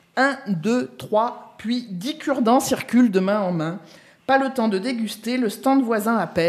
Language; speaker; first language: French; native; French